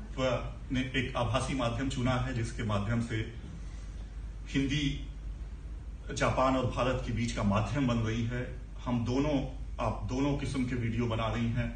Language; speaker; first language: Hindi; native; Hindi